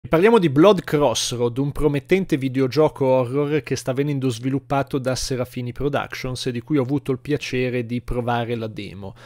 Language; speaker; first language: Italian; native; Italian